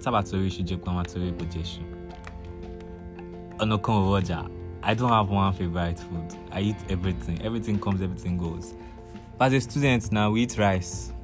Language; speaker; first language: English; non-native, local second language; Yoruba